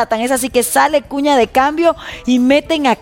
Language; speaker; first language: Spanish; native; Spanish